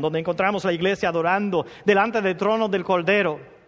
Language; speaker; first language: Spanish; non-native, fluent; English